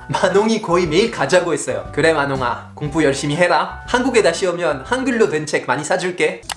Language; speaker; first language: Korean; non-native, fluent; French